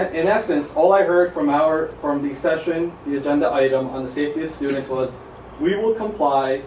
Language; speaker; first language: English; native; English